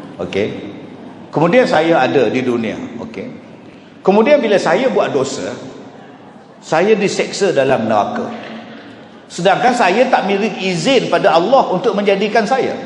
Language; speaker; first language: Malay; native; Malay